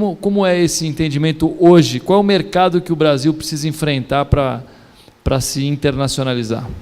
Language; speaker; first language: Portuguese; native; Portuguese